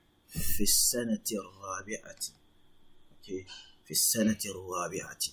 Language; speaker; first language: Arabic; non-native, fluent; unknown